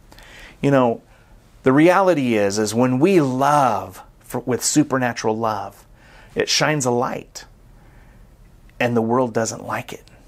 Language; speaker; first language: English; native; English